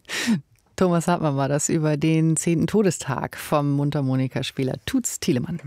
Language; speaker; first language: German; native; German